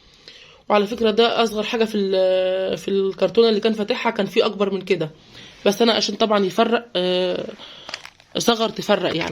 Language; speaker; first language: Arabic; native; Arabic